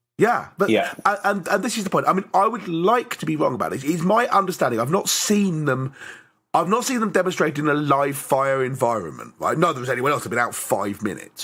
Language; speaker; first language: English; native; English